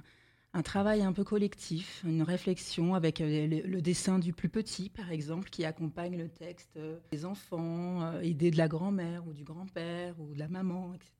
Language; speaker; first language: French; native; French